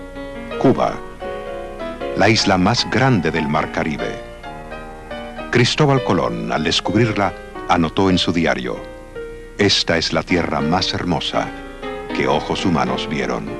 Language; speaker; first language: Spanish; native; Spanish